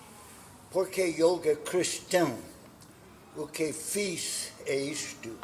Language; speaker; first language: Portuguese; non-native, learner; English